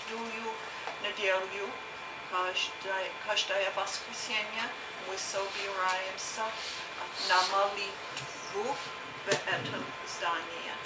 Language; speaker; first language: Russian; non-native, learner; English